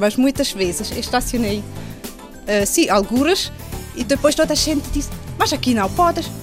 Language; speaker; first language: Portuguese; non-native, fluent; Swiss German